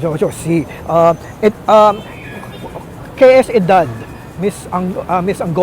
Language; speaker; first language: Spanish; non-native, learner; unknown